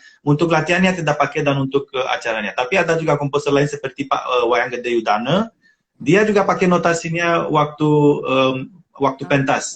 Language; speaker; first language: Indonesian; non-native, fluent; Romanian